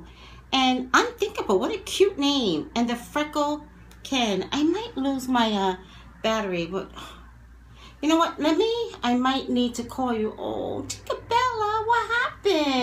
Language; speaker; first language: English; native; English